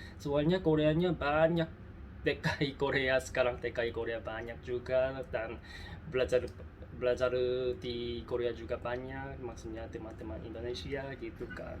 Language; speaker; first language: Indonesian; non-native, learner; Korean